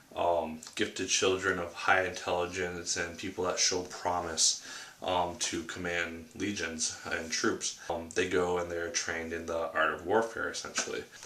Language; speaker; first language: English; native; English